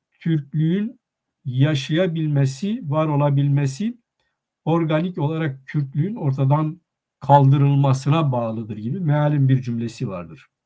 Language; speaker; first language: Turkish; non-native, local second language; Kurdish